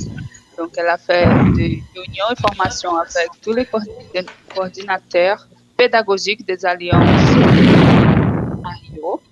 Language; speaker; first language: French; non-native, fluent; Portuguese